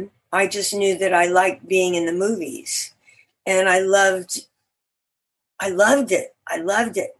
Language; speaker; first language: English; native; English